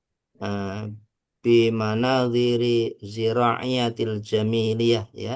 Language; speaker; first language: Arabic; non-native, learner; Indonesian